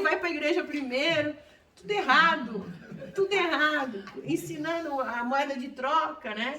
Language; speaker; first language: Portuguese; native; Portuguese